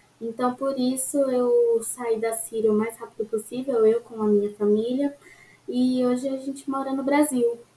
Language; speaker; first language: Portuguese; non-native, fluent; Arabic